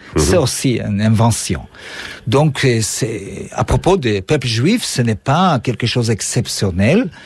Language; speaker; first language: French; non-native, fluent; Hebrew